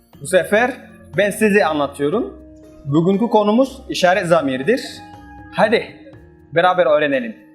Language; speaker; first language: Turkish; non-native, fluent; Indonesian